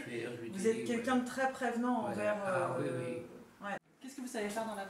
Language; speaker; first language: French; native; French